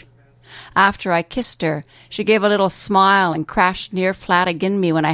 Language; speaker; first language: English; native; English